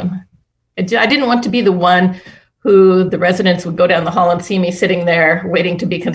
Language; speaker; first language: English; native; English